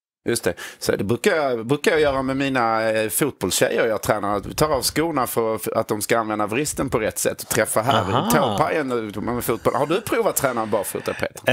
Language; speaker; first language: Swedish; native; Swedish